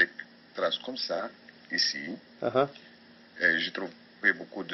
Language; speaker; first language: French; non-native, local second language; Arabic